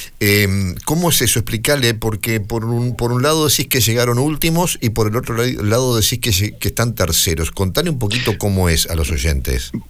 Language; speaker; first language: Spanish; native; Spanish